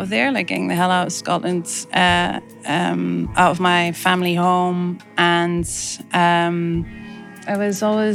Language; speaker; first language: English; native; English